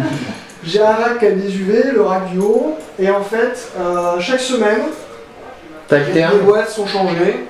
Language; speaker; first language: French; native; French